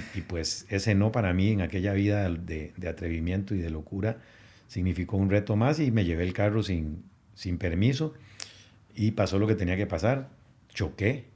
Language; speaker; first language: Spanish; native; Spanish